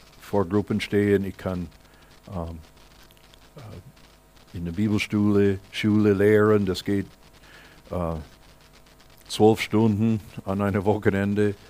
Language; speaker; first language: German; non-native, fluent; English